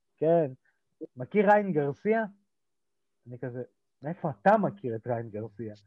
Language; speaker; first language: Hebrew; early bilingual, other home language; Russian